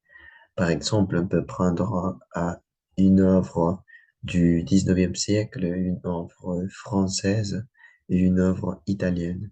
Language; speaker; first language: French; non-native, learner; Spanish